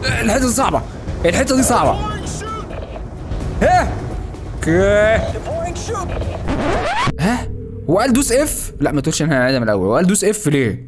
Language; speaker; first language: Arabic; native; Arabic